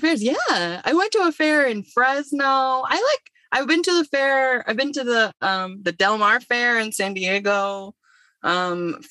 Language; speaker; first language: English; native; English